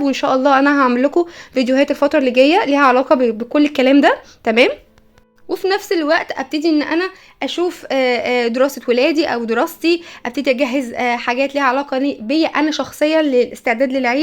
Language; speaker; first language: Arabic; native; Arabic